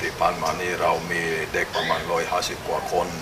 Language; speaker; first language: Thai; non-native, fluent; Indonesian